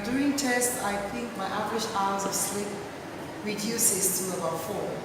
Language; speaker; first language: English; non-native, fluent; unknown